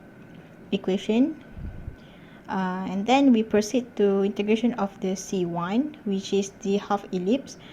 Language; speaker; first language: English; non-native, local second language; Malay